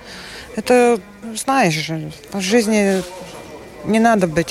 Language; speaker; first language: Russian; non-native, local second language; Latvian